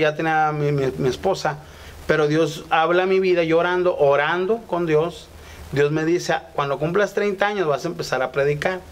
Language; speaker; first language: Spanish; native; Spanish